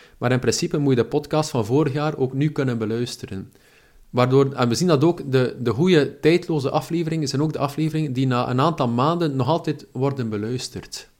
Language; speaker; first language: Dutch; native; Dutch